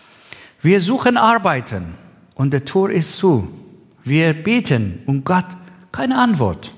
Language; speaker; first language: German; non-native, learner; Persian